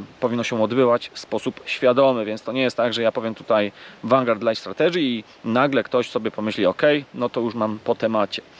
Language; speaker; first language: Polish; native; Polish